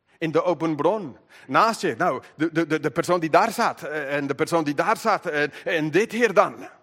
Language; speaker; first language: Dutch; non-native, fluent; English